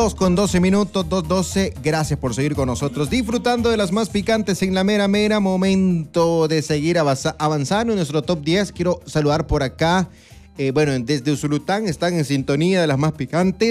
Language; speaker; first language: Spanish; native; Spanish